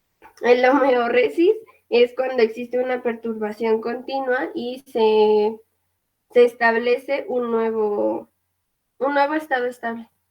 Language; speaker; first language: Spanish; native; Spanish